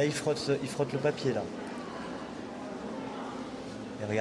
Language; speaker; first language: French; native; French